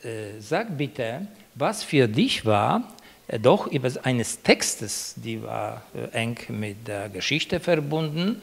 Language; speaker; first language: German; non-native, fluent; Polish